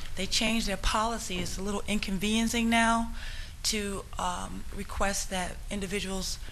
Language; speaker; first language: English; native; English